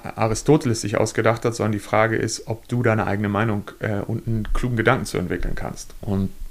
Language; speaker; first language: German; native; German